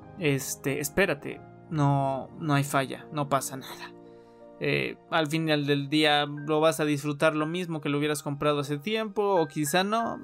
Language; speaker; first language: Spanish; native; Spanish